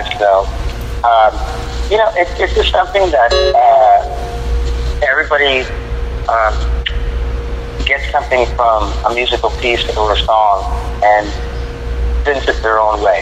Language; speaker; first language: English; native; English